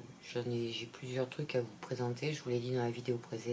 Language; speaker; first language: French; native; French